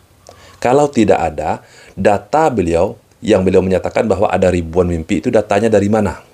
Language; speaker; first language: Indonesian; native; Indonesian